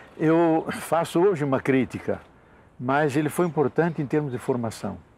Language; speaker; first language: Portuguese; non-native, local second language; Italian